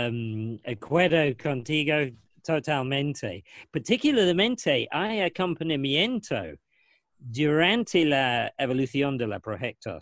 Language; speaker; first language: Spanish; non-native, learner; English